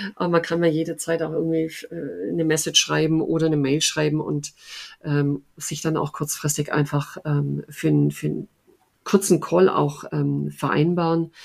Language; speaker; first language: German; native; German